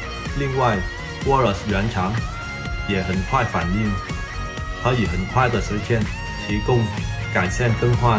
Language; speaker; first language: Chinese; early bilingual, heritage; Chinese